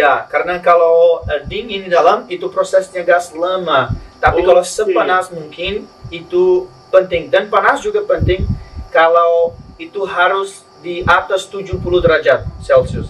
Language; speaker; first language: Indonesian; non-native, learner; Spanish